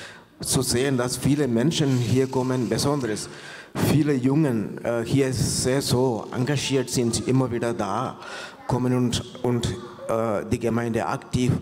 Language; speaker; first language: German; non-native, fluent; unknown